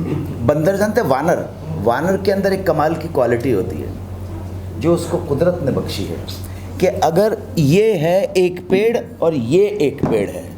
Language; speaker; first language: Hindi; native; Hindi